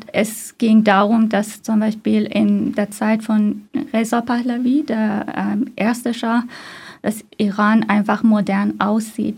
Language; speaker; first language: German; non-native, fluent; Persian